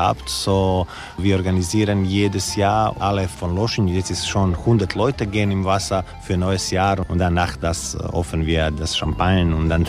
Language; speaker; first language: German; non-native, learner; Croatian